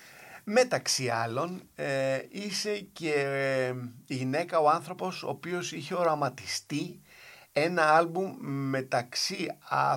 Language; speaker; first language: Greek; native; Greek